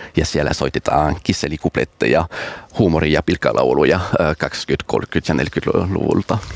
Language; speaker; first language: Finnish; non-native, fluent; French